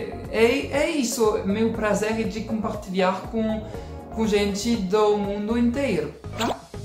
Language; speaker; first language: Portuguese; non-native, learner; French